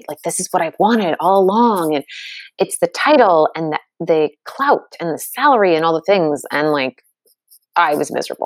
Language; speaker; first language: English; native; English